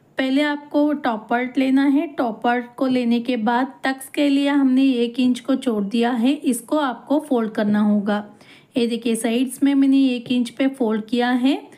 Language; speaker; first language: Hindi; non-native, local second language; Kannada